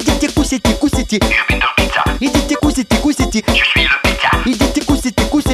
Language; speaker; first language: French; native; French